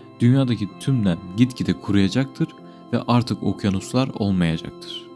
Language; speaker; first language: Turkish; native; Turkish